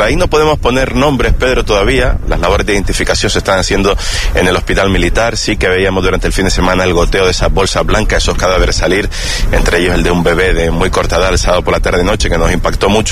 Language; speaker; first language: Spanish; native; Spanish